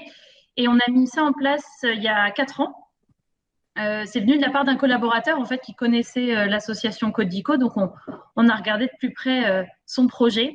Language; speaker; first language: French; native; French